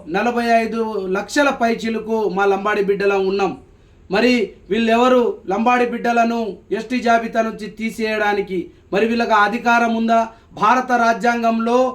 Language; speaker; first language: Telugu; non-native, local second language; Lambadi